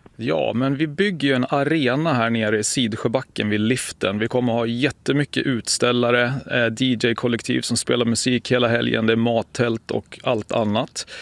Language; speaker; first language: Swedish; native; Swedish